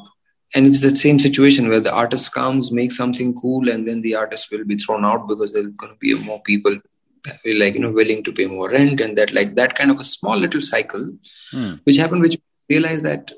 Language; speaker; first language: English; non-native, local second language; Gujarati